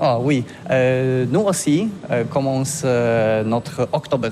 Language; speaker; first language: French; non-native, learner; Polish